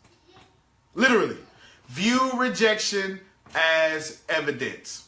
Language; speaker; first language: English; native; English